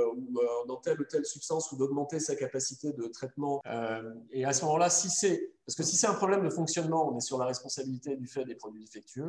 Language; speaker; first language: French; native; French